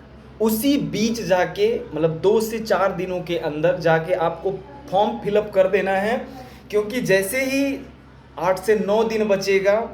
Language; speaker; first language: Hindi; native; Hindi